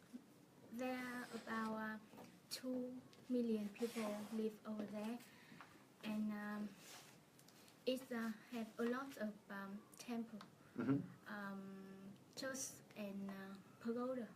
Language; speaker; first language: English; non-native, learner; Vietnamese